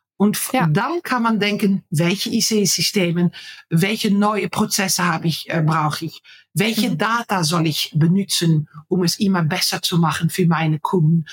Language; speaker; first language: German; non-native, fluent; Dutch